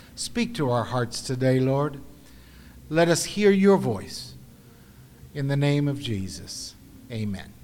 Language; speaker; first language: English; early bilingual, other home language; Spanish